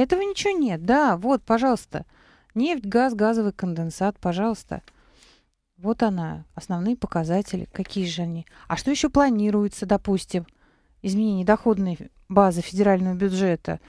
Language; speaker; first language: Russian; native; Russian